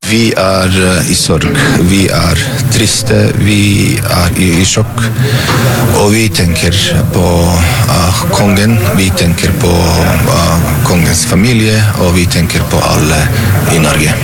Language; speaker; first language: Norwegian; non-native, fluent; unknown